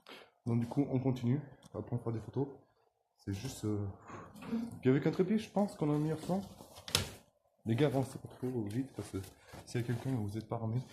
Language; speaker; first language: French; native; French